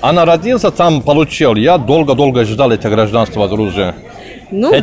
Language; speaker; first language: Russian; non-native, learner; Turkish